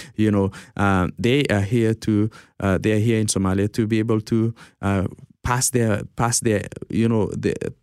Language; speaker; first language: English; early bilingual, other home language; Somali